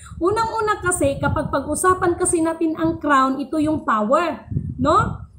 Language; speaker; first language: Filipino; non-native, local second language; Cebuano